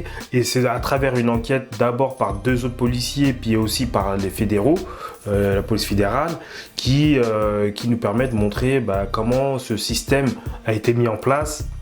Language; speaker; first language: French; native; French